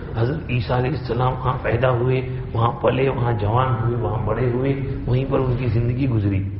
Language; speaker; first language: Urdu; non-native, local second language; Gujarati